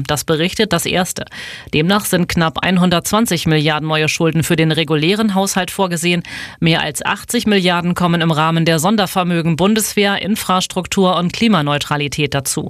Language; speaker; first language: German; native; German